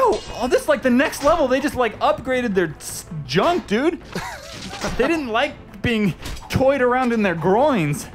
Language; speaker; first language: English; native; English